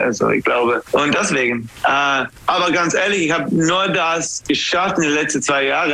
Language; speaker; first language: German; non-native, learner; English